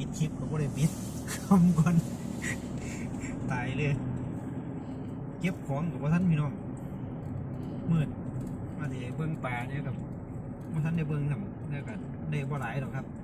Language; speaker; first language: Thai; non-native, local second language; Lao